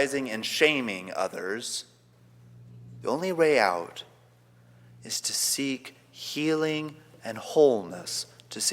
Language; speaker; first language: English; native; English